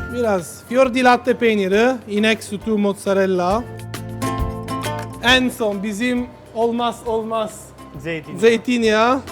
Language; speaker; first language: Turkish; non-native, learner; Italian